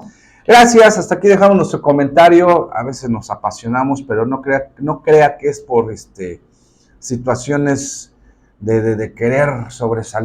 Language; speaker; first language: Spanish; native; Spanish